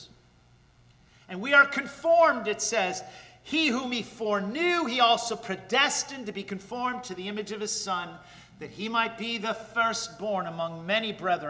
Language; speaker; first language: English; native; English